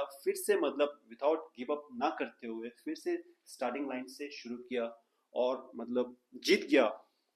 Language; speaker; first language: Hindi; non-native, local second language; Tibetan